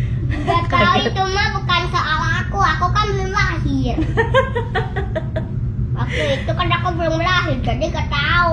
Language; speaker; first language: Indonesian; early bilingual, heritage; Indonesian